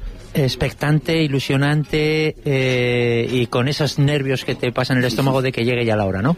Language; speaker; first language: Spanish; native; Spanish